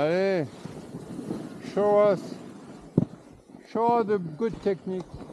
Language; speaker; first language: English; non-native, learner; French